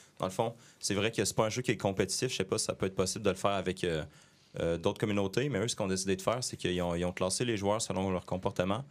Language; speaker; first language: French; native; French